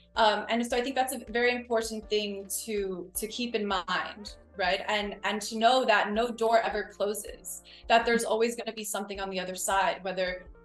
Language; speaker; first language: English; early bilingual, other home language; Spanish